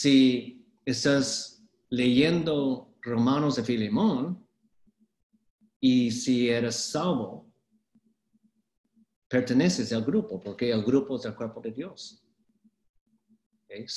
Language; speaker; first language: Spanish; non-native, fluent; English